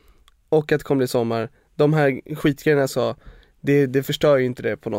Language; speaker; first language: Swedish; native; Swedish